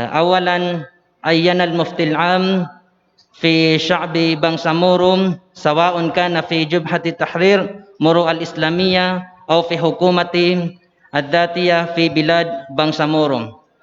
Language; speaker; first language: Arabic; non-native, fluent; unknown